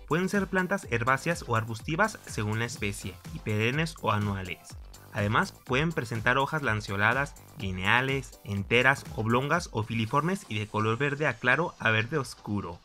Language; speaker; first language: Spanish; native; Spanish